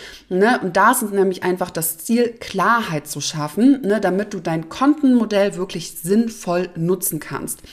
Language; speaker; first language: German; native; German